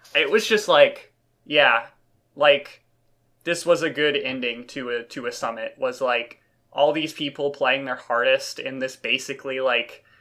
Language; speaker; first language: English; native; English